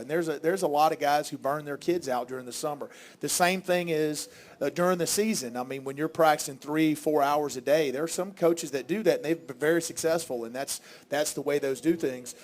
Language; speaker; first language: English; native; English